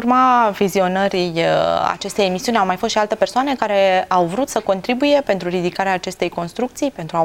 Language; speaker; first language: Romanian; native; Romanian